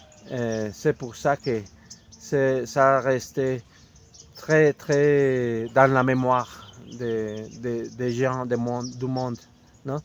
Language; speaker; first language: French; non-native, fluent; Spanish